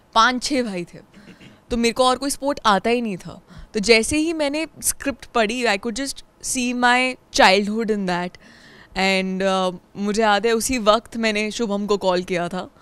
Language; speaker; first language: Hindi; native; Hindi